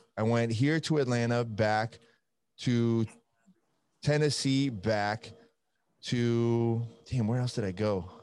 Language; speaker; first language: English; non-native, fluent; Italian